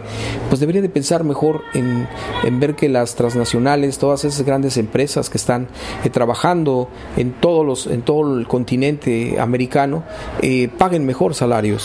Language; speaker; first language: Spanish; native; Spanish